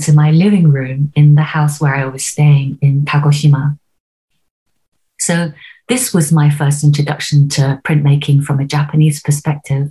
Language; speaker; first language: English; native; English